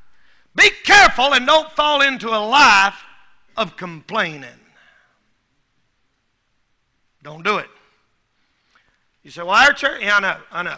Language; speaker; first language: English; native; English